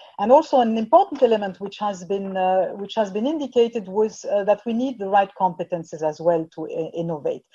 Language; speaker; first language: English; non-native, fluent; French